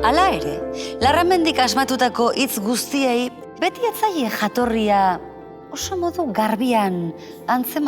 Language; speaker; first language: Basque; native; Basque